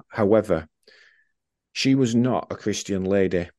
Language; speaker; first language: English; native; English